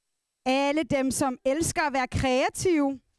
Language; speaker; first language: Danish; non-native, local second language; Kalaallisut